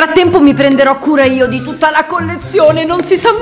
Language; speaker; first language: Italian; native; Italian